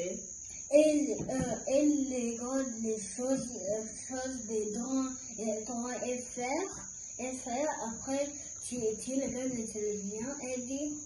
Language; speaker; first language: French; early bilingual, other home language; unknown